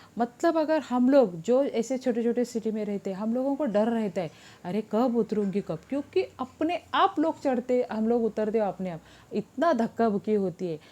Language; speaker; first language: Hindi; non-native, local second language; Marathi